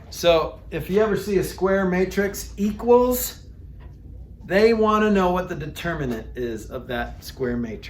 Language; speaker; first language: English; native; English